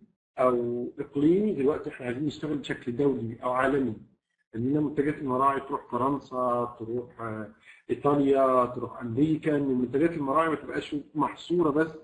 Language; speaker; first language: Arabic; native; Arabic